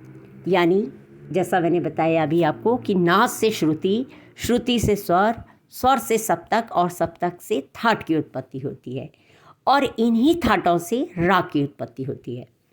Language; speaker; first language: Hindi; native; Hindi